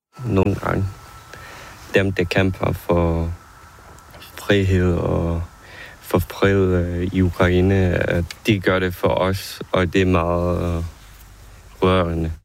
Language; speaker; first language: Danish; non-native, fluent; Ukrainian